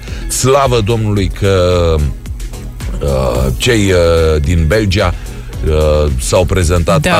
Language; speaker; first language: Romanian; native; Romanian